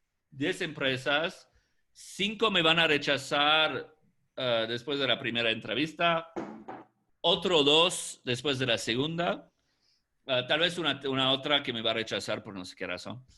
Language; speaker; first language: Spanish; non-native, fluent; English